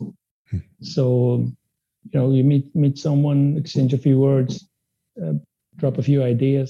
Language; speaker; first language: English; non-native, fluent; Spanish